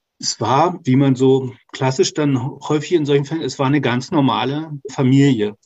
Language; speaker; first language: German; native; German